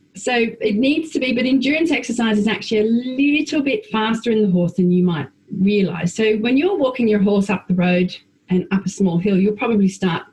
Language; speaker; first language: English; native; English